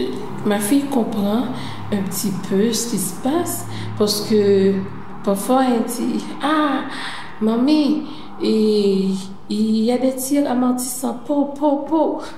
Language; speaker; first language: French; non-native, local second language; Haitian Creole